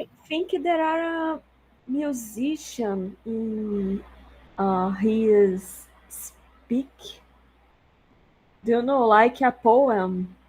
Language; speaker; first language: English; non-native, learner; Portuguese